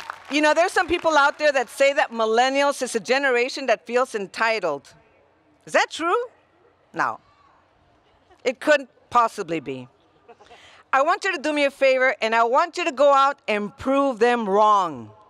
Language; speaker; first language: English; early bilingual, other home language; Spanish